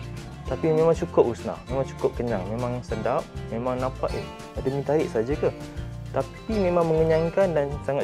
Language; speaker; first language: Malay; native; Malay